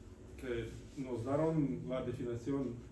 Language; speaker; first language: Spanish; non-native, learner; Russian